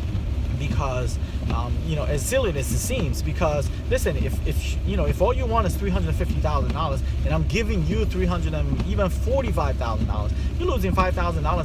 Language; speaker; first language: English; non-native, fluent; Chinese